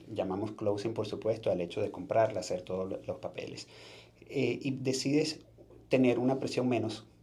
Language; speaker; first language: Spanish; native; Spanish